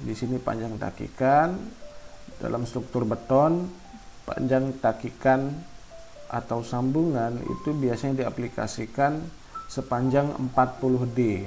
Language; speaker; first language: Indonesian; native; Indonesian